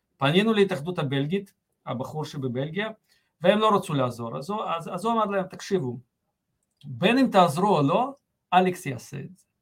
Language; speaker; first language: Hebrew; early bilingual, other home language; Russian